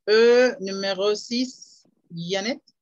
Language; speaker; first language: French; non-native, fluent; Spanish